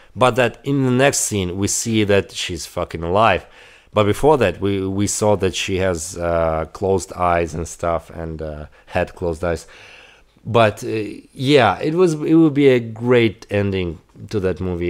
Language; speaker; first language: English; non-native, fluent; Russian